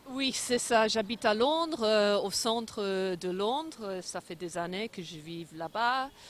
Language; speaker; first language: French; non-native, fluent; English